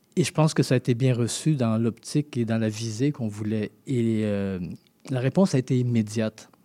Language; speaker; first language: French; native; French